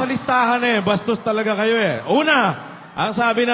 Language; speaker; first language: Filipino; native; Filipino